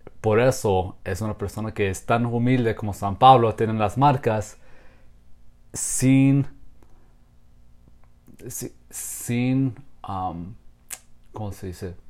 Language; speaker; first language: Spanish; non-native, fluent; English